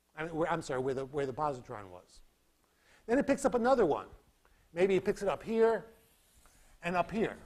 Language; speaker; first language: English; native; English